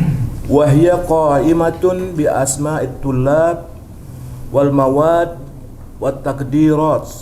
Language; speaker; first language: Arabic; non-native, learner; Indonesian